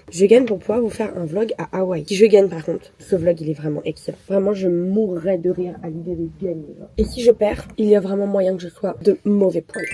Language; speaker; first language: French; native; French